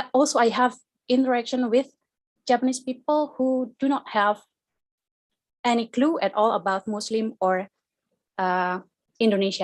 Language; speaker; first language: English; non-native, fluent; Indonesian